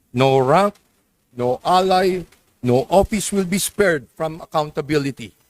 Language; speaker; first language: English; non-native, local second language; Iloko